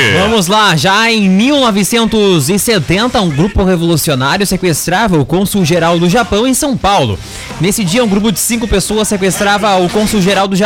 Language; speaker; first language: Portuguese; native; Portuguese